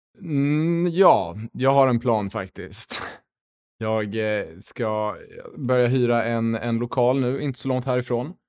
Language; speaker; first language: Swedish; early bilingual, heritage; Swedish